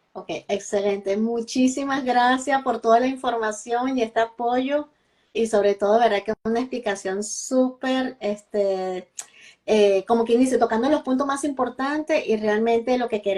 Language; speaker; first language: Spanish; native; Spanish